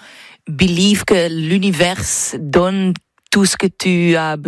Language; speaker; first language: French; non-native, learner; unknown